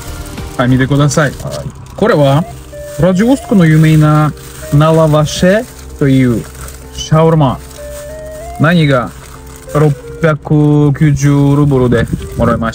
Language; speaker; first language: Japanese; non-native, learner; Russian